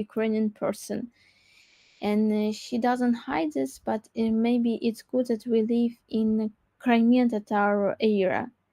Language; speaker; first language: English; non-native, learner; Crimean Tatar